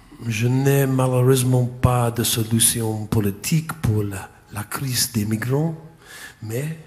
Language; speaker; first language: French; non-native, fluent; English